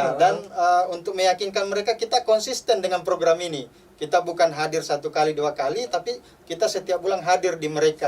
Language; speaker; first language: Indonesian; native; Indonesian